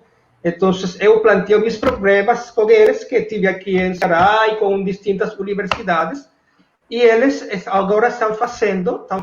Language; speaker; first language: Portuguese; non-native, fluent; Spanish